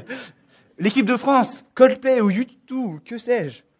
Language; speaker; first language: French; native; French